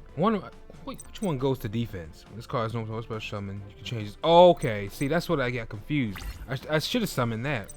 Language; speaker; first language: English; native; English